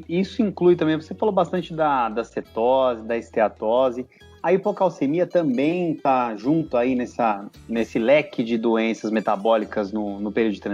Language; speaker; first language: Portuguese; native; Portuguese